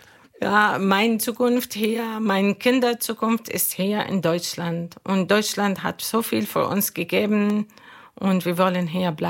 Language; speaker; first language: German; non-native, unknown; Arabic